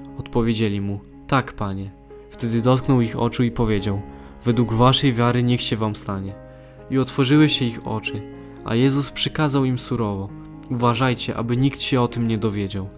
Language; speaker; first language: Polish; native; Polish